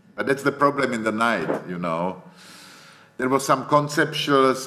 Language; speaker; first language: English; non-native, fluent; Czech